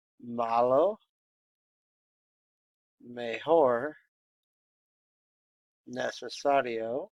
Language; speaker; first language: Spanish; non-native, fluent; English